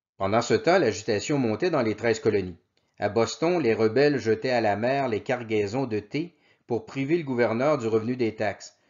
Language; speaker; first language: French; native; French